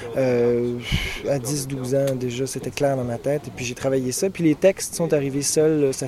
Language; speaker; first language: French; native; French